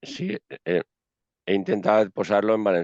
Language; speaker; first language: Catalan; non-native, local second language; Spanish